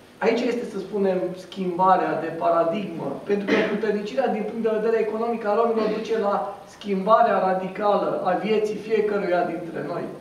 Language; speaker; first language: Romanian; non-native, local second language; Romany